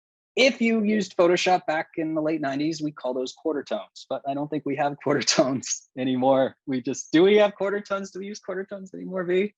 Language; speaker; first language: English; native; English